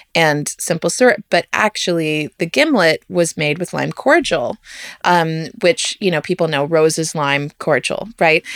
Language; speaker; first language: English; native; English